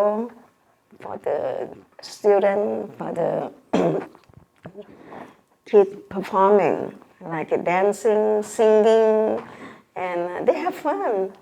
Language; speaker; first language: English; non-native, learner; Vietnamese